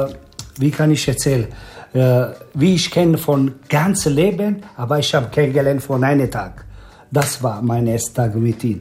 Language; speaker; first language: German; non-native, learner; Italian